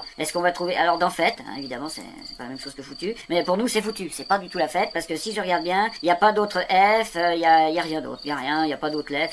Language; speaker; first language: French; native; French